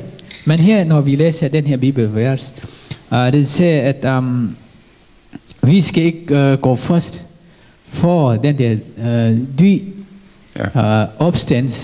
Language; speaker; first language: Danish; non-native, learner; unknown